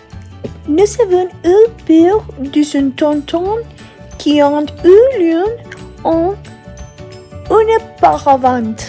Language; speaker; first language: French; non-native, learner; Spanish